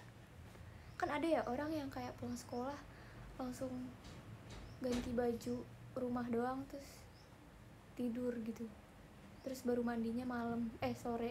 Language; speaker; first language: Indonesian; native; Indonesian